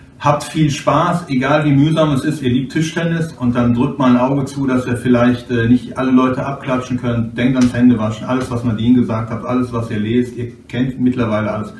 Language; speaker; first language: German; native; German